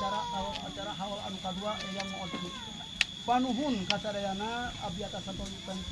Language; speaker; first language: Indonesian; non-native, local second language; Sundanese